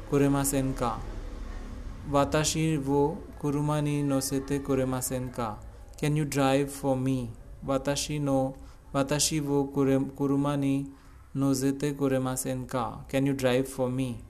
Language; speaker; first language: Japanese; non-native, learner; Hindi